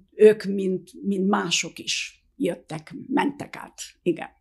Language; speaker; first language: Hungarian; early bilingual, heritage; Hungarian